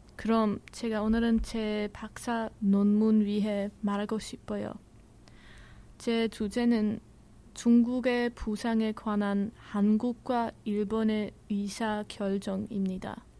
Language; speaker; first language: Korean; non-native, learner; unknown